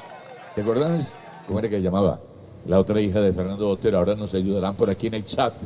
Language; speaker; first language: Spanish; native; Spanish